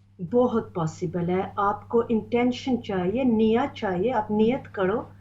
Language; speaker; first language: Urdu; early bilingual, heritage; Urdu